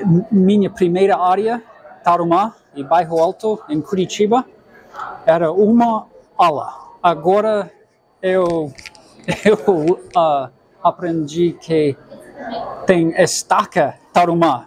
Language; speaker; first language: Portuguese; non-native, fluent; English